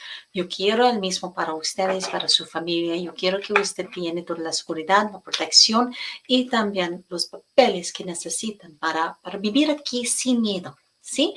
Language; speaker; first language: Spanish; non-native, fluent; English